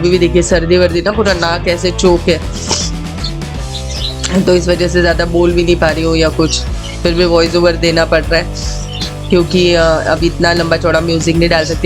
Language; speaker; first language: Hindi; non-native, local second language; Marathi